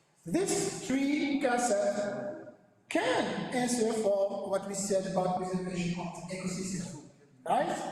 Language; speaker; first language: English; non-native, learner; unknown